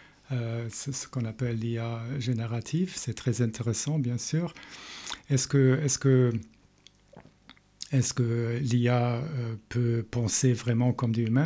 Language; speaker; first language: French; non-native, fluent; German